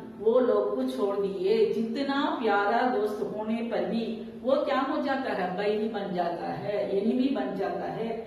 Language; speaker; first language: Hindi; non-native, local second language; Tamil